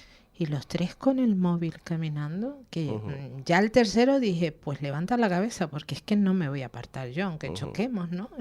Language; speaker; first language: Spanish; native; Spanish